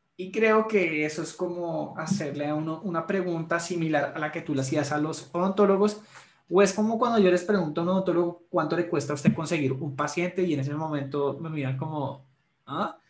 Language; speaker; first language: Spanish; native; Spanish